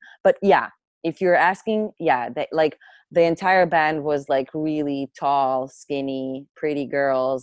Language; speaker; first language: English; non-native, fluent; Hebrew